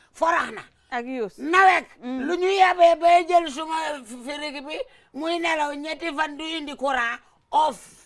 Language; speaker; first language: Wolof; native; Wolof